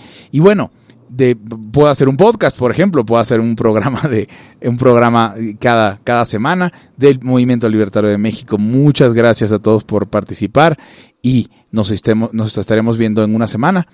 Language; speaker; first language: Spanish; native; Spanish